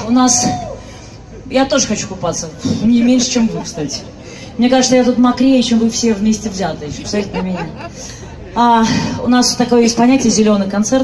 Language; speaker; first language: Russian; native; Russian